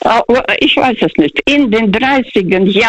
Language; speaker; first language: German; early bilingual, heritage; Russian